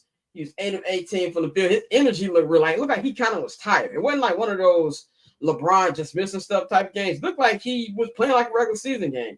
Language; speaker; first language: English; native; English